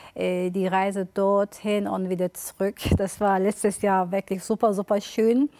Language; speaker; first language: German; early bilingual, other home language; Turkish